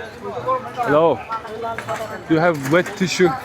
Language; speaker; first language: English; non-native, learner; Mongolian